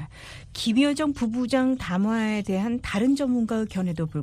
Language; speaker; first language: Korean; native; Korean